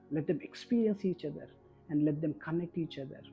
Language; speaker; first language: English; non-native, local second language; Kannada